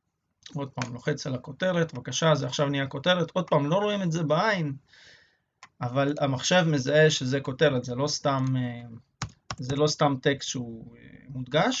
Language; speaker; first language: Hebrew; native; Hebrew